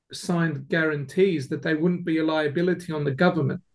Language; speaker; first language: English; native; English